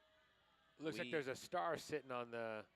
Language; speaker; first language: English; native; English